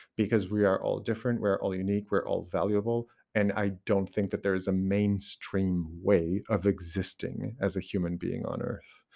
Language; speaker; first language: English; non-native, fluent; Portuguese